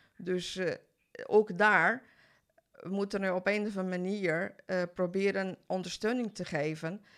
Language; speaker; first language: Dutch; non-native, fluent; Portuguese